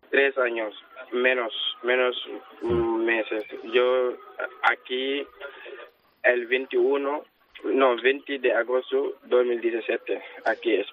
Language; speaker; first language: Spanish; non-native, learner; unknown